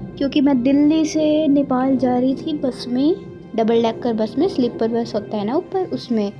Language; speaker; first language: Hindi; native; Hindi